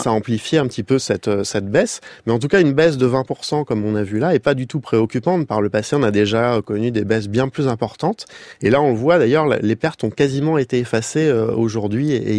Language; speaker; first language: French; native; French